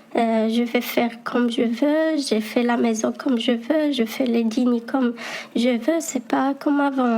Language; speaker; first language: French; non-native, learner; Arabic